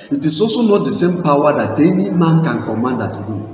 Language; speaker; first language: English; non-native, local second language; Igbo